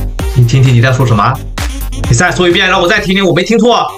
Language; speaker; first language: Chinese; native; Chinese